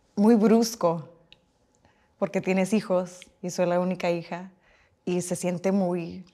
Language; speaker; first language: Spanish; early bilingual, heritage; Spanish